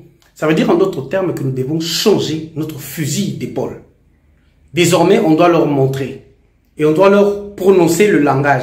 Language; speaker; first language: French; non-native, local second language; Lingala